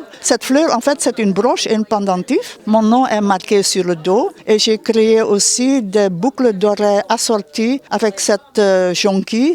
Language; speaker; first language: French; non-native, fluent; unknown